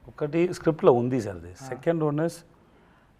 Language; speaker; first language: Telugu; non-native, learner; Tamil